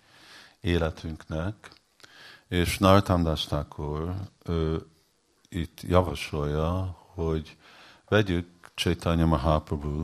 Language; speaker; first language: Hungarian; early bilingual, heritage; Hungarian